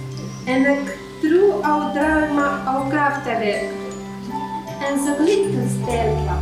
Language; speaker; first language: Icelandic; non-native, learner; Ukrainian